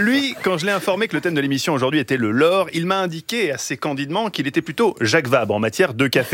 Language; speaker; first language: French; native; French